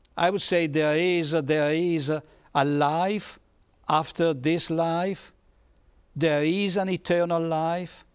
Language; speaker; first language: English; non-native, fluent; Italian